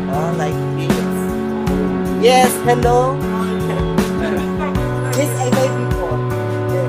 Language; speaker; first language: English; non-native, learner; Filipino